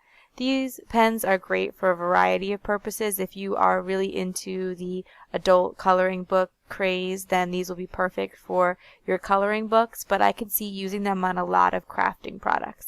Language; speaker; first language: English; native; English